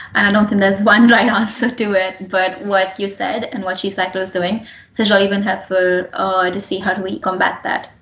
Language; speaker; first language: English; non-native, local second language; Hindi